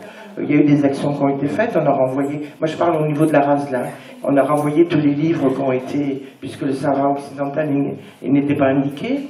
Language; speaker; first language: French; native; French